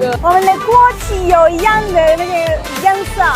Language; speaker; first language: Chinese; non-native, learner; Spanish